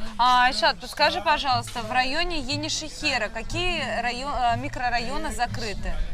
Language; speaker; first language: Russian; native; Russian